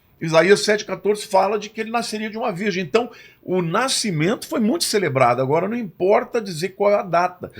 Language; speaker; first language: Portuguese; native; Portuguese